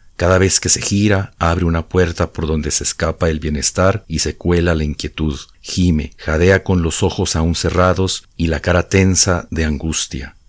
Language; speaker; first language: Spanish; native; Spanish